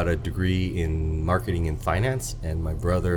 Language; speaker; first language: English; native; English